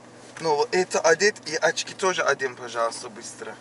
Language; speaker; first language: Russian; non-native, learner; Turkish